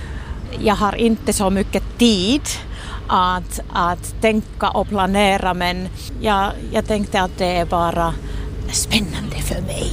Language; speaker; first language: Swedish; non-native, local second language; Finnish